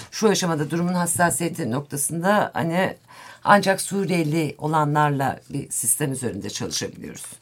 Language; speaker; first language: Turkish; native; Turkish